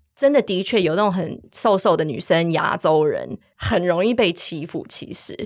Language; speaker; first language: Chinese; early bilingual, heritage; Chinese